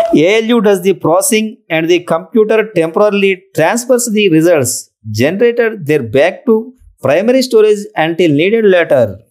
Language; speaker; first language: English; non-native, local second language; Telugu